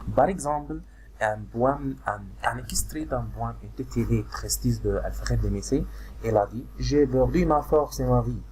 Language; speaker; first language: French; non-native, fluent; Arabic